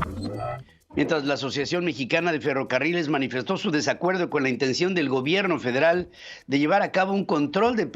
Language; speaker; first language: Spanish; native; Spanish